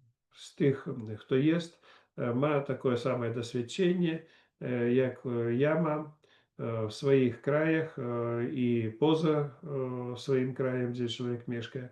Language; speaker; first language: Polish; non-native, learner; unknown